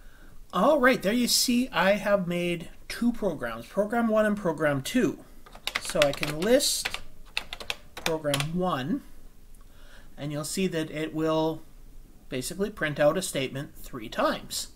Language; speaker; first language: English; native; English